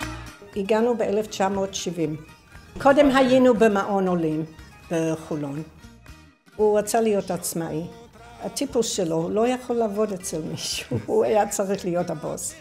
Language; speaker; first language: Hebrew; non-native, fluent; English